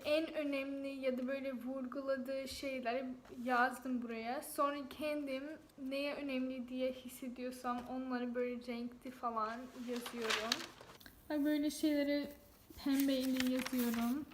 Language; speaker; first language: Turkish; non-native, fluent; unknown